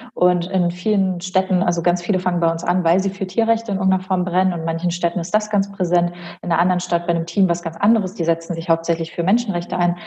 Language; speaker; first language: German; early bilingual, other home language; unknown